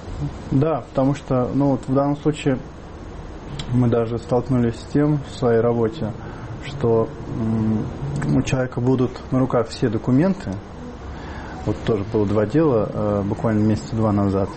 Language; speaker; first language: Russian; native; Russian